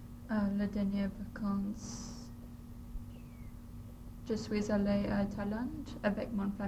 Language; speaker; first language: French; non-native, learner; English